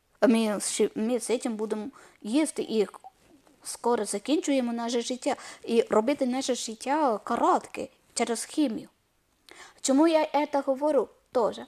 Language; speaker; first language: Ukrainian; non-native, learner; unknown